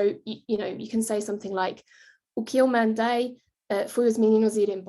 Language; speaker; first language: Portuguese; non-native, fluent; English